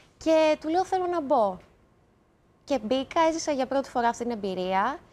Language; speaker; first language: Greek; early bilingual, other home language; Romanian